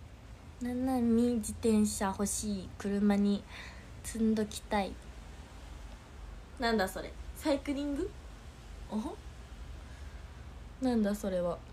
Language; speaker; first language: Japanese; native; Japanese